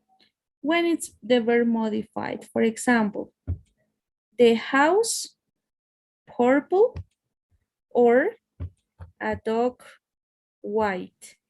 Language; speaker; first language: English; non-native, fluent; Spanish